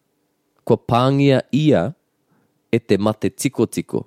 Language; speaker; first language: Māori; non-native, learner; English